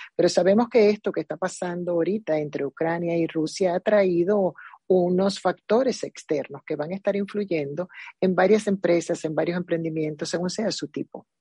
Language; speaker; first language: Spanish; native; Spanish